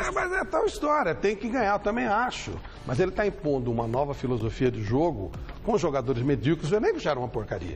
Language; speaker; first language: Portuguese; native; Portuguese